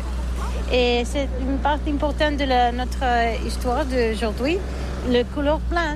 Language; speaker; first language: French; non-native, learner; Catalan